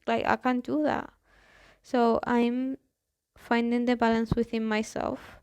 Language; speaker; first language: English; non-native, fluent; Spanish